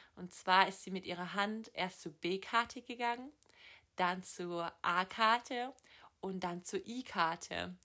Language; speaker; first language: German; native; German